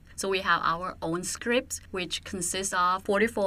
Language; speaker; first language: English; non-native, fluent; Thai